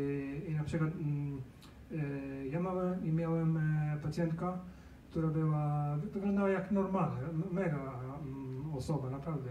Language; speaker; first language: Polish; non-native, learner; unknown